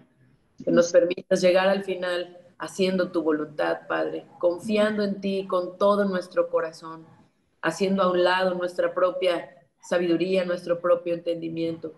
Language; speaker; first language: Spanish; native; Spanish